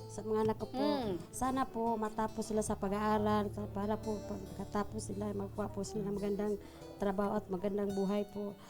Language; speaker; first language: Filipino; non-native, local second language; Cebuano